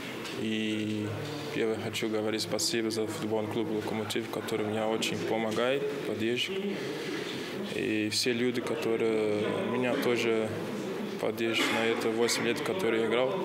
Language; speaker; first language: Russian; non-native, learner; Portuguese